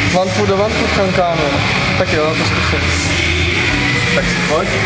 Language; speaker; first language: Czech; native; Czech